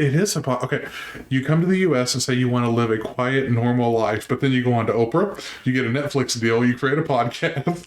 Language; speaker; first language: English; native; English